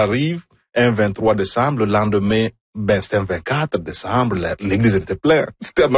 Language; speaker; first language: French; non-native, fluent; Igbo